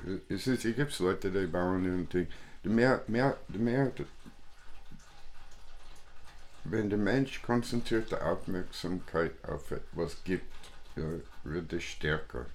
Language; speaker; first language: German; non-native, fluent; English